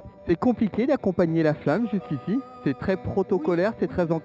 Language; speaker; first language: French; native; French